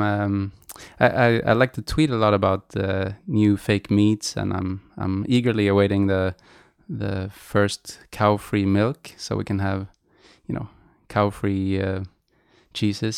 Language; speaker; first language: English; non-native, fluent; Swedish